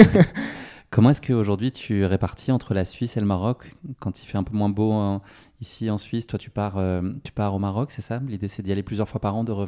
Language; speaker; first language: French; native; French